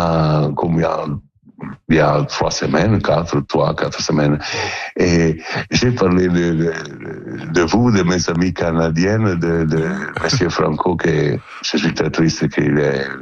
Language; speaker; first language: French; non-native, learner; Italian